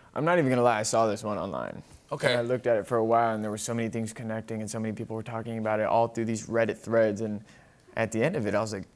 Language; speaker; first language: English; native; English